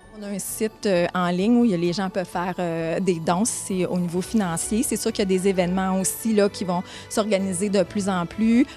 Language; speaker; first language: French; native; French